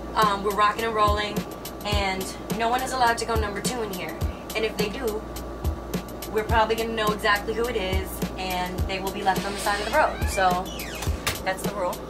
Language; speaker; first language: English; native; English